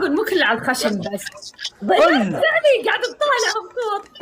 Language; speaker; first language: Arabic; native; Arabic